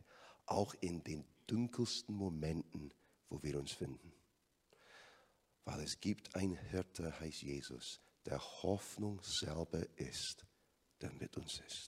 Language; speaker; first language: German; non-native, fluent; English